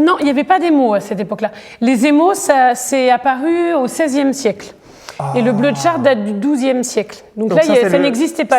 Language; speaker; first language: French; native; French